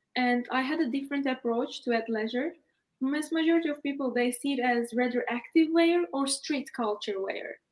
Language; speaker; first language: English; non-native, fluent; Turkish